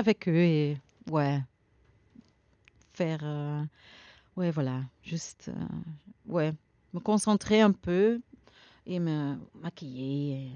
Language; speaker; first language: French; non-native, learner; Dutch